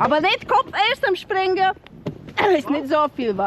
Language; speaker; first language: German; non-native, learner; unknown